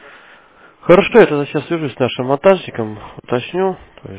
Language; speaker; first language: Russian; native; Russian